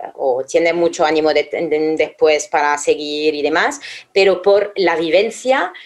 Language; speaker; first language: Spanish; non-native, fluent; French